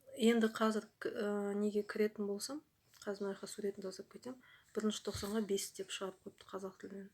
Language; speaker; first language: Kazakh; non-native, local second language; Russian